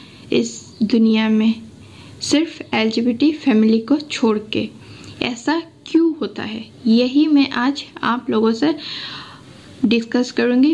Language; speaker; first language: Hindi; non-native, local second language; Assamese